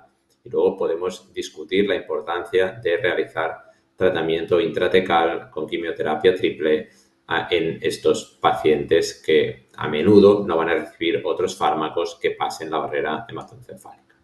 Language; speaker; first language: Spanish; native; Spanish